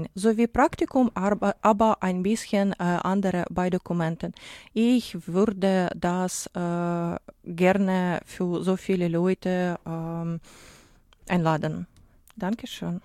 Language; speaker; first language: German; non-native, learner; Ukrainian